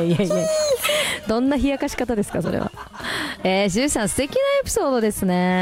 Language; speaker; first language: Japanese; native; Japanese